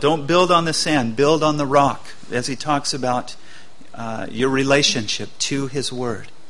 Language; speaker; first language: English; native; English